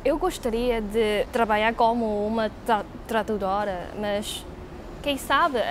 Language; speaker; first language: Portuguese; non-native, fluent; Cantonese